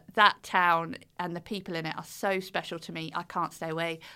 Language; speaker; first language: English; native; English